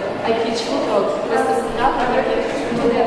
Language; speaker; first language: Italian; non-native, learner; Russian